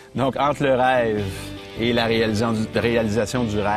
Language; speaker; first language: French; native; French